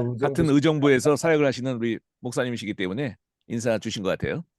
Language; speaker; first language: Korean; native; Korean